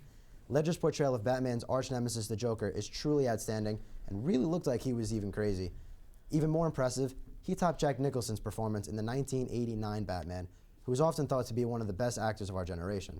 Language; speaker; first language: English; native; English